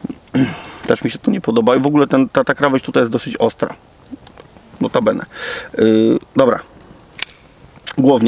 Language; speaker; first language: Polish; native; Polish